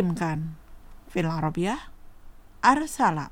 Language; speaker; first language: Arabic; non-native, fluent; Indonesian